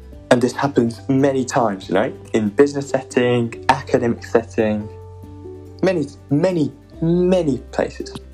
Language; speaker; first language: English; non-native, fluent; Japanese